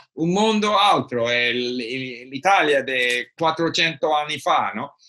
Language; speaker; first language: Italian; non-native, learner; English